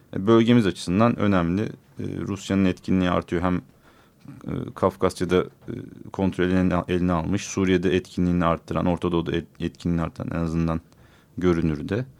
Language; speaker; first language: Turkish; native; Turkish